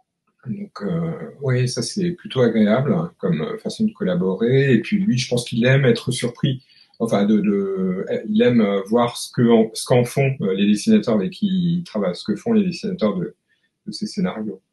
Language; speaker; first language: French; native; French